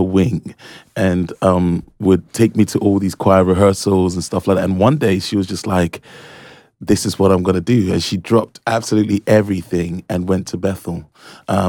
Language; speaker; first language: English; early bilingual, other home language; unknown